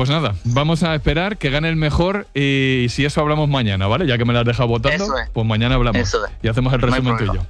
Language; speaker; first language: Spanish; native; Spanish